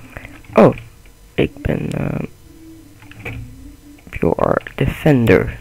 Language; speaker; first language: Dutch; native; Dutch